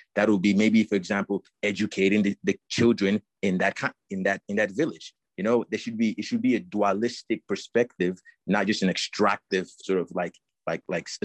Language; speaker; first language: English; non-native, local second language; French